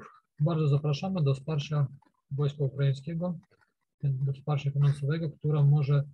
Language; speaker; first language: Polish; non-native, learner; Ukrainian